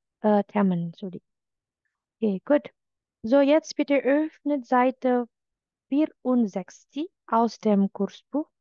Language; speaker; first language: German; non-native, fluent; Indonesian